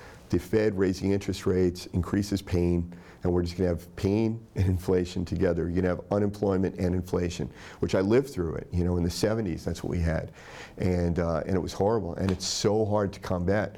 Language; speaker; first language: English; native; English